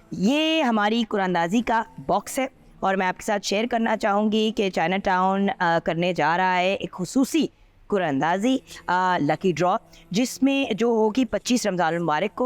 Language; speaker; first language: Urdu; native; Urdu